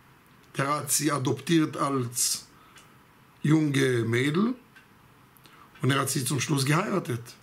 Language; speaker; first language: German; non-native, fluent; Hebrew